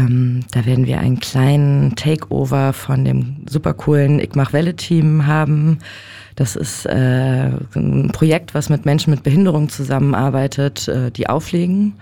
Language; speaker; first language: German; native; German